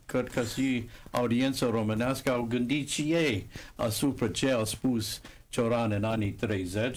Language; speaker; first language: Romanian; non-native, fluent; English